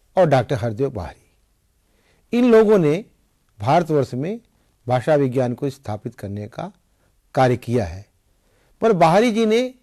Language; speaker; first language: Hindi; native; Hindi